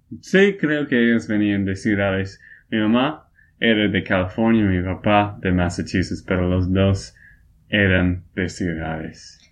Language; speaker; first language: Spanish; non-native, fluent; English